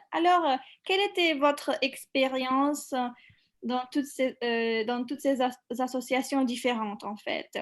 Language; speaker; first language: French; non-native, fluent; Macedonian